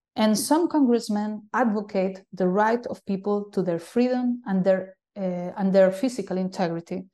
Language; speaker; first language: English; non-native, fluent; Galician